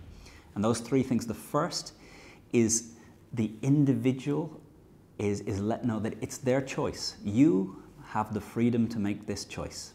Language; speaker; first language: English; native; English